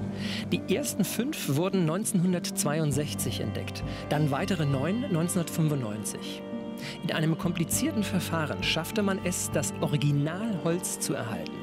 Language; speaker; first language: German; native; German